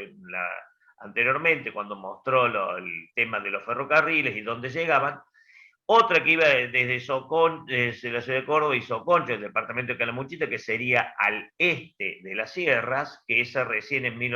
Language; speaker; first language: Spanish; native; Spanish